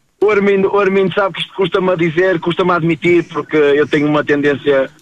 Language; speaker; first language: Portuguese; native; Portuguese